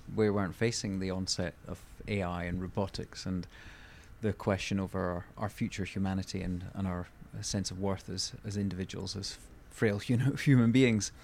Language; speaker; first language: English; native; English